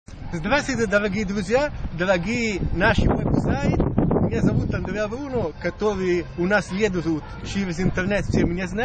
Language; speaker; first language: Russian; non-native, learner; Italian